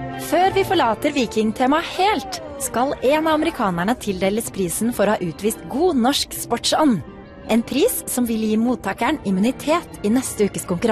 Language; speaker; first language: Norwegian; native; Norwegian